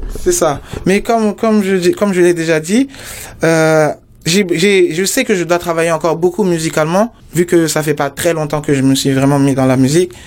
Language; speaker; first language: French; non-native, local second language; Mossi